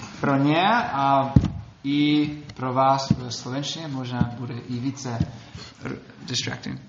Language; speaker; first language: Czech; non-native, learner; English